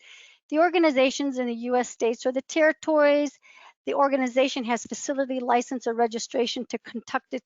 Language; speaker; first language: English; native; English